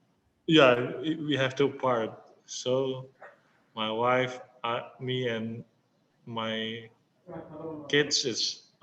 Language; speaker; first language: English; non-native, learner; Indonesian